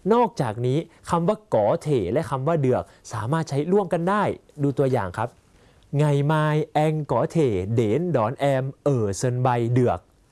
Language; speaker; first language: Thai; native; Thai